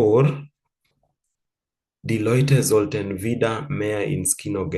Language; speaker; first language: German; non-native, fluent; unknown